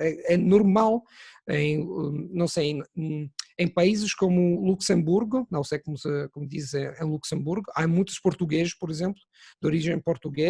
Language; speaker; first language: Portuguese; non-native, fluent; Italian